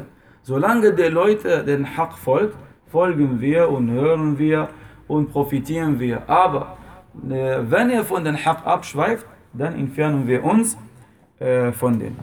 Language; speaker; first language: German; non-native, fluent; Arabic